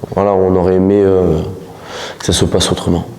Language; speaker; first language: French; native; French